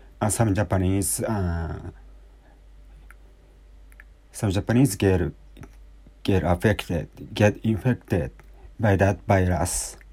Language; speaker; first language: English; non-native, learner; Japanese